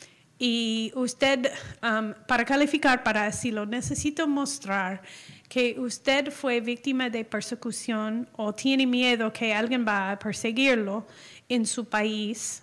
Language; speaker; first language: Spanish; non-native, fluent; English